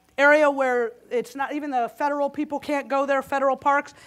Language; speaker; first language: English; native; English